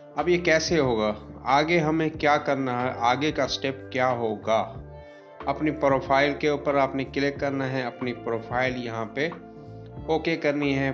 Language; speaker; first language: Urdu; non-native, local second language; Punjabi